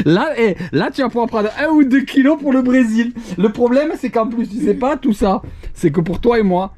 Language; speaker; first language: French; native; French